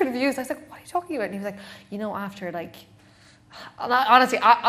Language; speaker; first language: English; native; English